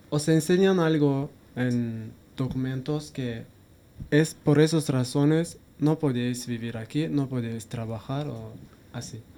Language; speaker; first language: Spanish; non-native, learner; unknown